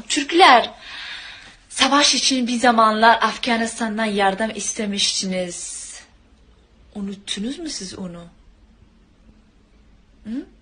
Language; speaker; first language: Turkish; non-native, fluent; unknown